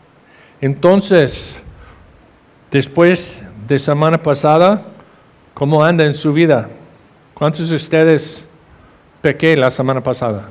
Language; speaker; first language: Spanish; non-native, fluent; English